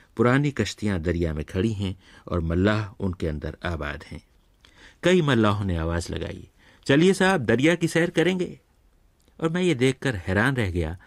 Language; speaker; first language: Urdu; native; Urdu